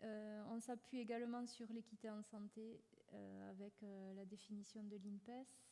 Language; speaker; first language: French; native; French